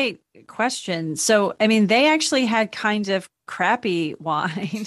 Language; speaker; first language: English; native; English